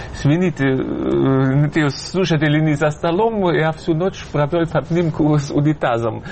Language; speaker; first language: Russian; non-native, fluent; German